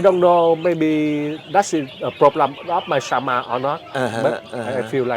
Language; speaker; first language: English; non-native, learner; Vietnamese